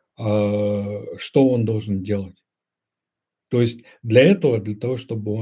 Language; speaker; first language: Russian; non-native, local second language; Kyrgyz